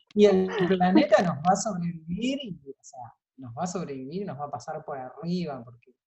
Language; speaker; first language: Spanish; native; Spanish